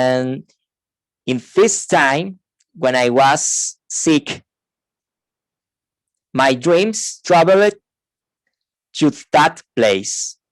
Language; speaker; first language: English; non-native, fluent; Spanish